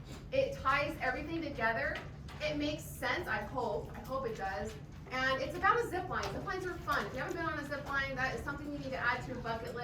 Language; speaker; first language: English; native; English